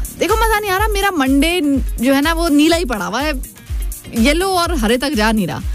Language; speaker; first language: Urdu; native; Urdu